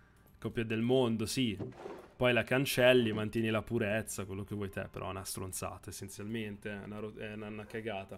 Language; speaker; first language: Italian; native; Italian